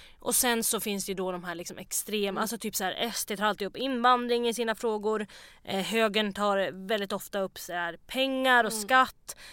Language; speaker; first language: Swedish; native; Swedish